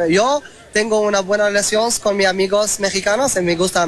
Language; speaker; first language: Spanish; non-native, learner; Arabic